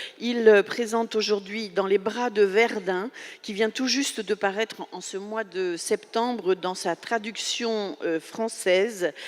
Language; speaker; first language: French; native; French